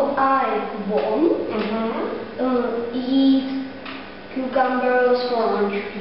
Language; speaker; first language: English; non-native, learner; Czech